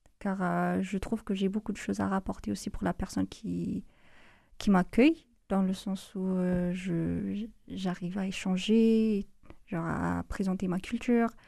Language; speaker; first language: French; non-native, fluent; Amharic